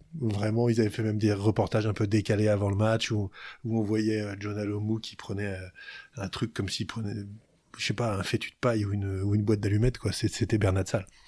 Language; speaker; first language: French; native; French